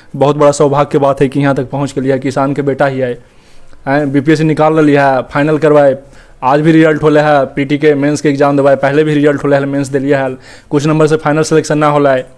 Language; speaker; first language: Hindi; native; Hindi